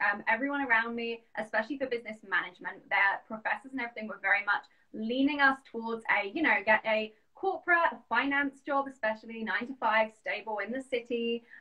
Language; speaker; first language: English; native; English